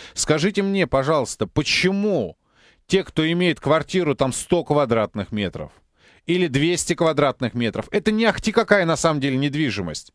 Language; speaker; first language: Russian; native; Russian